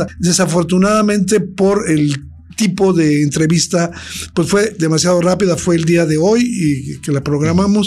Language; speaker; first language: Spanish; native; Spanish